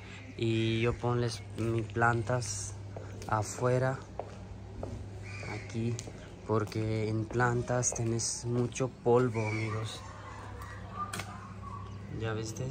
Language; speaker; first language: Spanish; non-native, learner; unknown